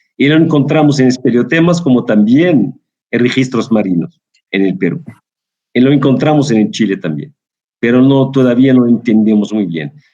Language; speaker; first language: Spanish; non-native, fluent; Arabic